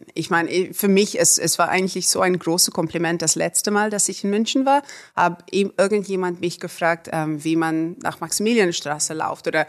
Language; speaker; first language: German; non-native, fluent; Afrikaans